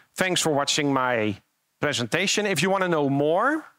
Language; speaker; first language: English; non-native, fluent; Dutch